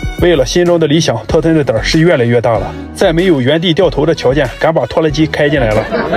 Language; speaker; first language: Chinese; native; Chinese